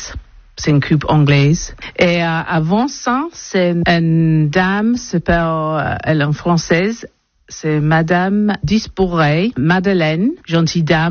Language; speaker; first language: French; non-native, learner; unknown